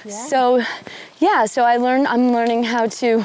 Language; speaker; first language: English; native; English